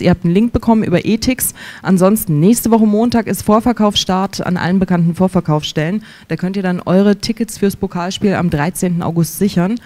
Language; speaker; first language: German; native; German